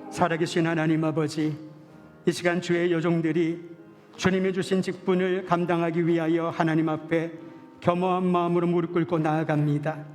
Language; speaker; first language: Korean; native; Korean